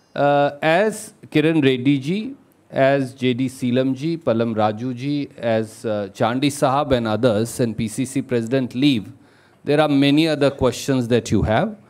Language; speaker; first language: English; non-native, local second language; Hindi